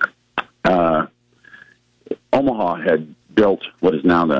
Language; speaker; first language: English; native; English